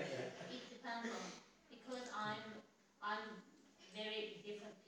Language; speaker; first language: English; non-native, learner; Turkish